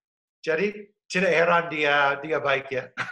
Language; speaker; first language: Indonesian; non-native, fluent; English